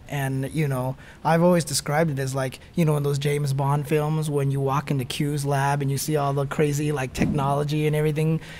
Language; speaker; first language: English; native; English